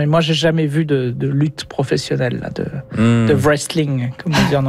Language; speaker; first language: French; native; French